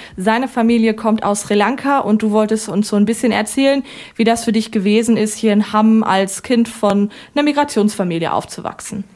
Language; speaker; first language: German; native; German